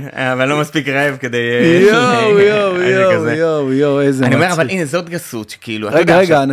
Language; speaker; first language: Hebrew; native; Hebrew